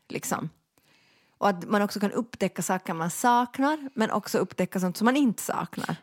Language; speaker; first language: Swedish; native; Swedish